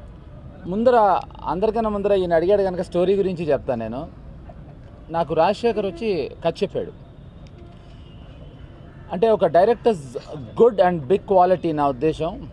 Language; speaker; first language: Telugu; native; Telugu